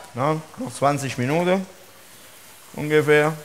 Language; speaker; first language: German; non-native, fluent; Italian